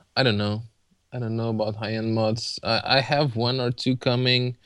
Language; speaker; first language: English; non-native, fluent; Portuguese